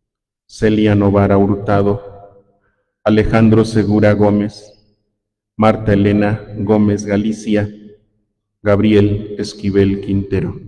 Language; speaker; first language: Spanish; native; Spanish